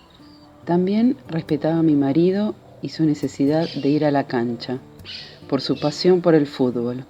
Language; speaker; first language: Spanish; native; Spanish